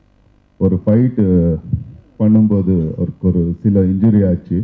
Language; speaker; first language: Tamil; non-native, learner; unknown